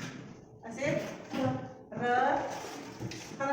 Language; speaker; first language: Russian; non-native, local second language; Kazakh